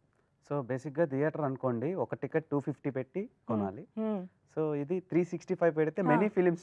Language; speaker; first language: Telugu; native; Telugu